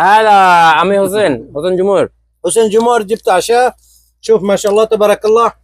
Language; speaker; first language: Arabic; non-native, learner; Bangla